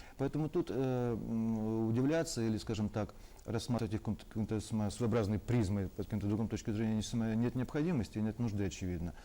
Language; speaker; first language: Russian; native; Russian